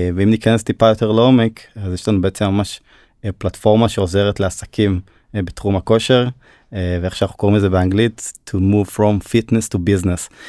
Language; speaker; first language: Hebrew; early bilingual, other home language; Turkish